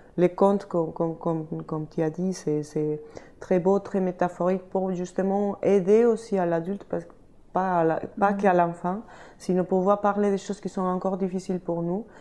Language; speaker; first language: French; non-native, fluent; Spanish